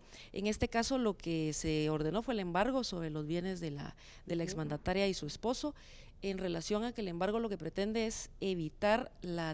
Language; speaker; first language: Spanish; native; Spanish